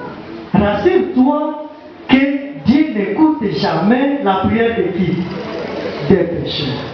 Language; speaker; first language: French; non-native, local second language; Swahili